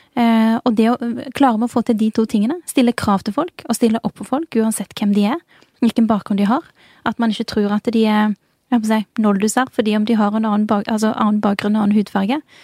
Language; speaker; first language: Norwegian; early bilingual, other home language; Urdu